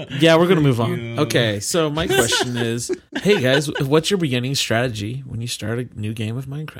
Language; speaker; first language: English; native; English